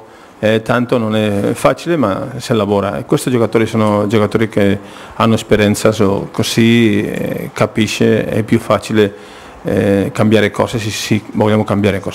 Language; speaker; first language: Italian; non-native, fluent; Spanish